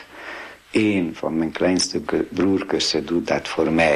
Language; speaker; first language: Dutch; non-native, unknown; Hungarian